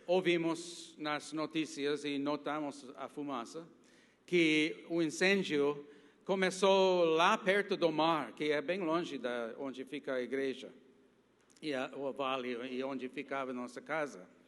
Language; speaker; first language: Portuguese; non-native, fluent; English